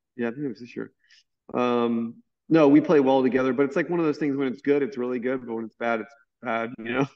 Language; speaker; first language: English; native; English